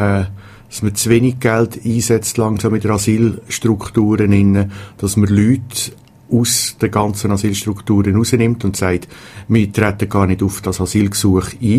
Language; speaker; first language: German; native; German